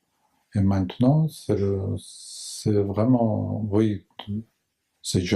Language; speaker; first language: French; non-native, fluent; Japanese